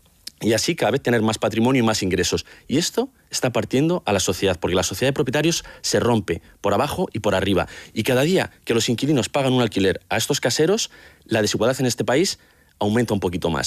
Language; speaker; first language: Spanish; native; Spanish